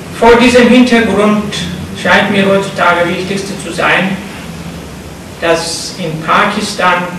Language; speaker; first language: German; non-native, fluent; Turkish